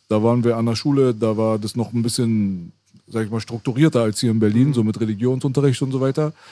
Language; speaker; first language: German; early bilingual, other home language; Persian